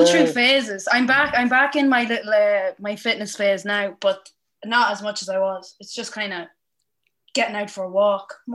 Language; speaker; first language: English; native; English